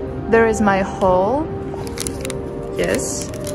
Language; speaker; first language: English; non-native, fluent; Russian